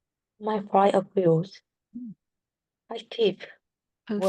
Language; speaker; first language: English; non-native, learner; Vietnamese